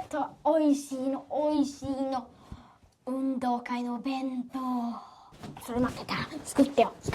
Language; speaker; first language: Japanese; early bilingual, heritage; Japanese